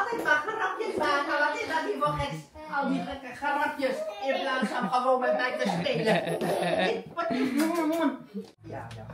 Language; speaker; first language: Dutch; native; Dutch